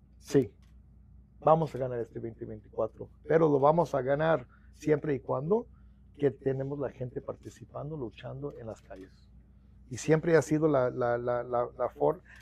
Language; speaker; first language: Spanish; early bilingual, heritage; Spanish